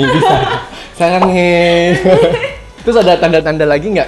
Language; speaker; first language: Indonesian; native; Indonesian